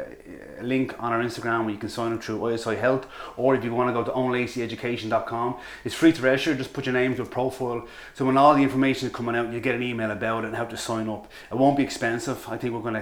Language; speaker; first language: English; native; English